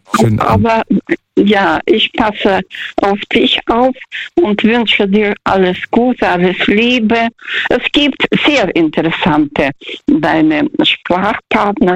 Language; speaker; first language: German; non-native, learner; Russian